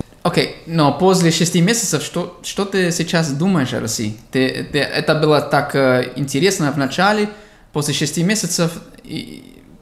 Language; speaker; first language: Russian; non-native, fluent; English